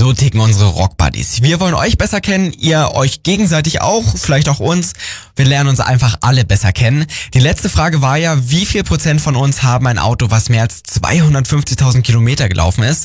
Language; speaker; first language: German; native; German